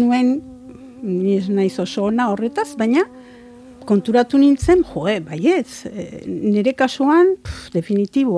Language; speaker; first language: Basque; non-native, local second language; Spanish